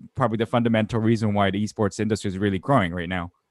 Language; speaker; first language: English; non-native, fluent; Korean